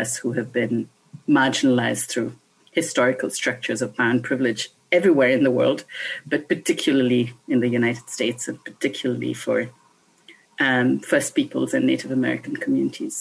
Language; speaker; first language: English; non-native, local second language; Bangla